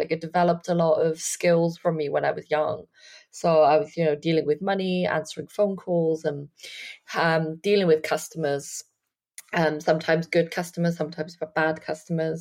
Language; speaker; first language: English; native; English